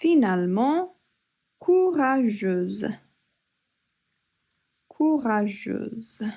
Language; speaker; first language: French; non-native, fluent; English